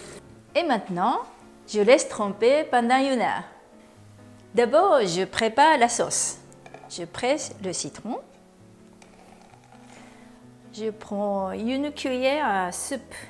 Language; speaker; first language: French; non-native, learner; Japanese